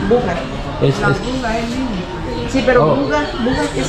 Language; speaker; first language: Spanish; native; Spanish